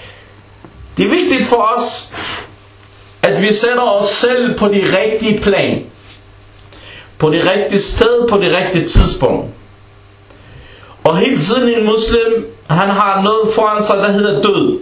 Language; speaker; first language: Danish; early bilingual, other home language; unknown